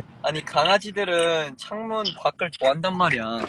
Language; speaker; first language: Korean; early bilingual, other home language; English